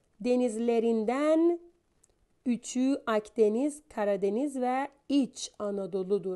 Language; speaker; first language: Turkish; non-native, fluent; Persian